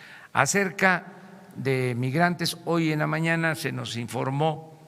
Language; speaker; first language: Spanish; native; Spanish